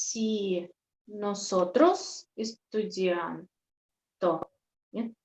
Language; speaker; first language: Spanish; non-native, learner; Russian